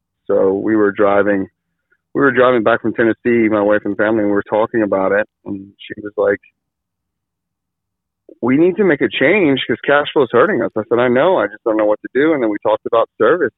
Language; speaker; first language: English; native; English